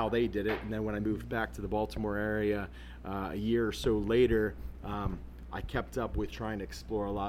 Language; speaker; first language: English; native; English